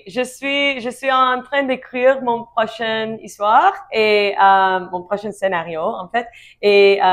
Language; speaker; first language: French; non-native, learner; English